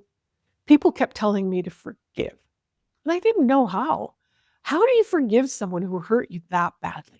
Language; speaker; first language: English; native; English